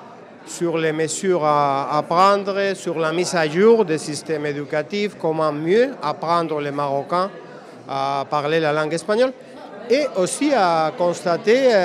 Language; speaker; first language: French; non-native, fluent; Spanish